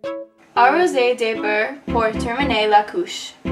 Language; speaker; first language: French; non-native, learner; English